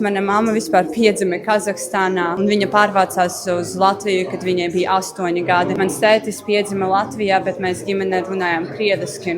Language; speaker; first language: Latvian; non-native, local second language; Russian